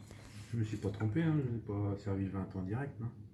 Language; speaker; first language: French; native; French